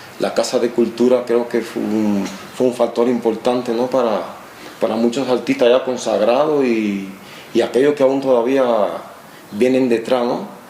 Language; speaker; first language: Spanish; native; Spanish